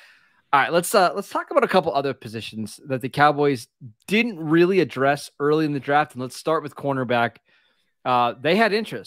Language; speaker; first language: English; native; English